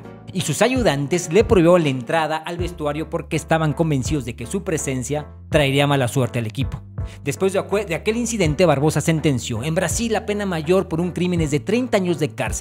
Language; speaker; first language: Spanish; native; Spanish